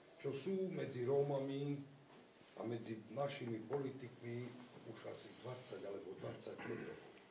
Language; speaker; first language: Slovak; non-native, local second language; Romany